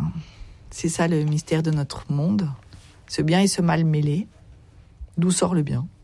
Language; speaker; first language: French; native; French